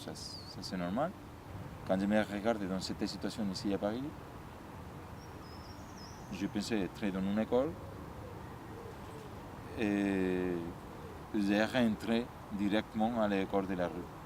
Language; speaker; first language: French; non-native, learner; Spanish